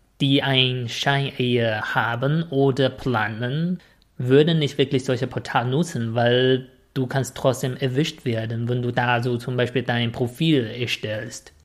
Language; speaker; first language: German; non-native, fluent; Chinese